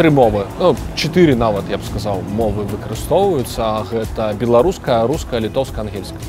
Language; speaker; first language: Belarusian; non-native, local second language; Russian